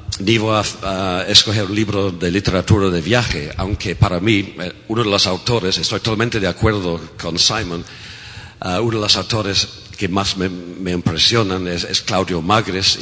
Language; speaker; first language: Spanish; non-native, fluent; English